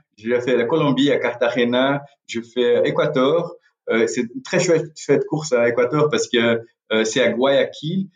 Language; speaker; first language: French; non-native, fluent; Portuguese